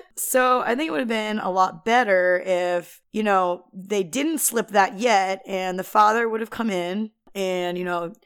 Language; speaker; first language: English; early bilingual, other home language; Filipino